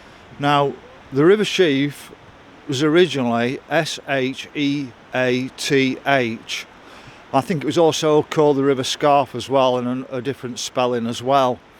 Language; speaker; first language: English; native; English